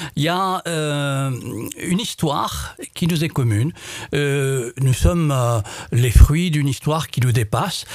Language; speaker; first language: French; non-native, local second language; Arabic